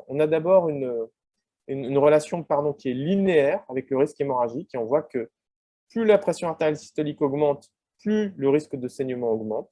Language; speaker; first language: French; native; French